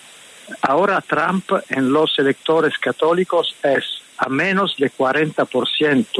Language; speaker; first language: Spanish; non-native, fluent; Italian